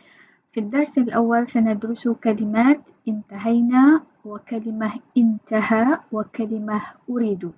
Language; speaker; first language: Arabic; non-native, fluent; Malay